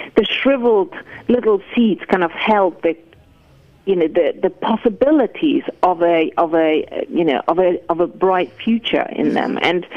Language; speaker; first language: English; non-native, fluent; German